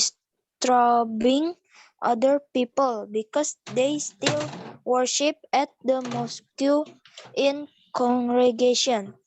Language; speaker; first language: English; non-native, learner; Indonesian